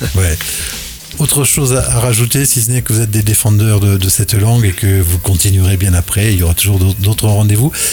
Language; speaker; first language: French; native; French